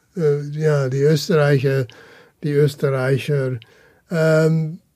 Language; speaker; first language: German; early bilingual, heritage; German